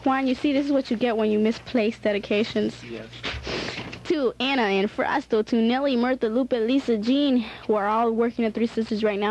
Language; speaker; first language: English; native; English